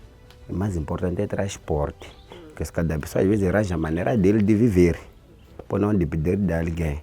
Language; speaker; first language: Portuguese; non-native, local second language; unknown